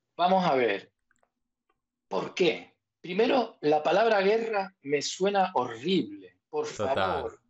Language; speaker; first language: Spanish; native; Spanish